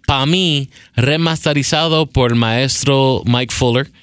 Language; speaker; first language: Spanish; early bilingual, other home language; English